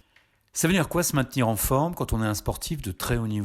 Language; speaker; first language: French; native; French